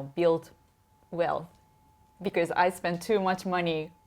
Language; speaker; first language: English; non-native, fluent; Japanese